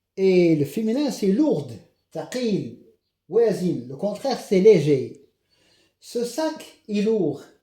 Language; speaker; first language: French; non-native, local second language; Arabic